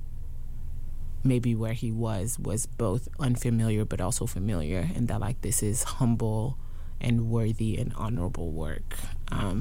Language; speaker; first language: English; non-native, fluent; French